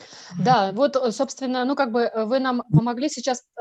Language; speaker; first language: Russian; native; Russian